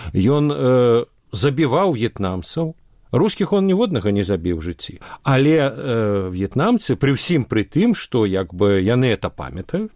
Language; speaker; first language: Belarusian; non-native, local second language; Russian